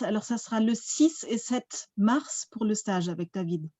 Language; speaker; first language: French; native; French